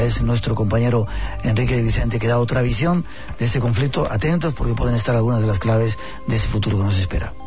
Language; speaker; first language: Spanish; native; Spanish